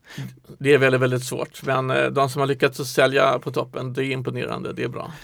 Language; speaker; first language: Swedish; native; Swedish